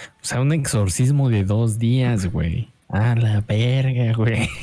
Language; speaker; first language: Spanish; native; Spanish